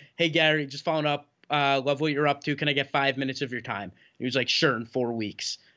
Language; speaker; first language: English; native; English